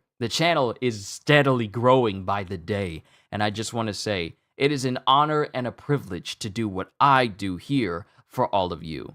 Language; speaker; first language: English; native; English